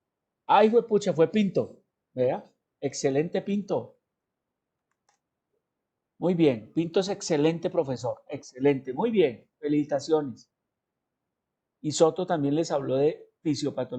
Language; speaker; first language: Spanish; native; Spanish